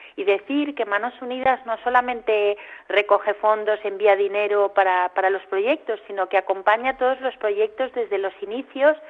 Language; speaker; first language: Spanish; native; Spanish